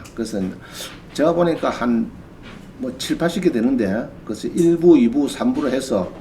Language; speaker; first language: Korean; native; Korean